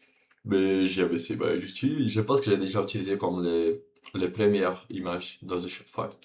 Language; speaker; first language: French; non-native, learner; Portuguese